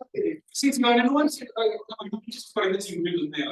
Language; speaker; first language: Spanish; native; Spanish